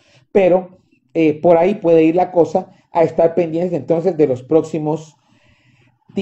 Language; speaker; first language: Spanish; native; Spanish